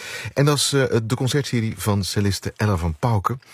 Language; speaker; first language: Dutch; native; Dutch